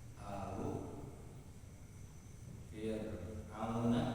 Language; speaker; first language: Arabic; non-native, fluent; Indonesian